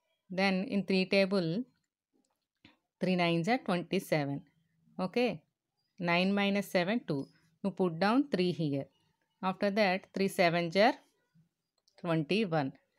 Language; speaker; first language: English; non-native, local second language; Telugu